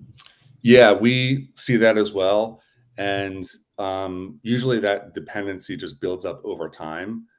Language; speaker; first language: English; native; English